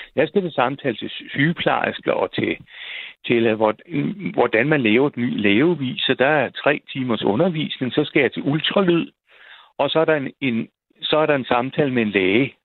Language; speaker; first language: Danish; native; Danish